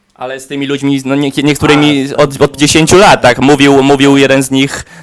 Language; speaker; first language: Polish; native; Polish